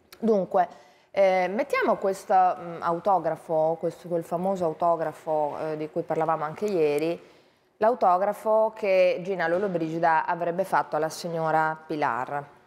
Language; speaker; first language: Italian; native; Italian